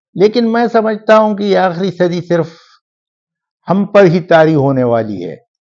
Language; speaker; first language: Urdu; non-native, local second language; Pashto